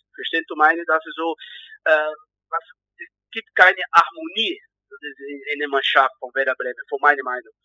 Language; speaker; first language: German; non-native, learner; Portuguese